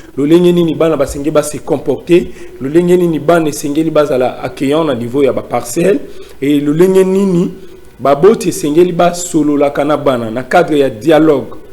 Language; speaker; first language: Lingala; native; Lingala